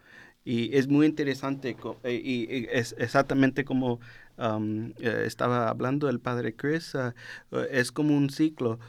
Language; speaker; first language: Spanish; non-native, learner; English